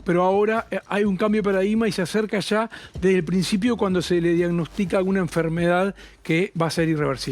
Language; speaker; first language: Spanish; native; Spanish